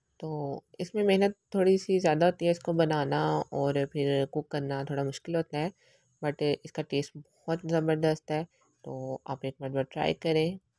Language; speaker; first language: Urdu; native; Urdu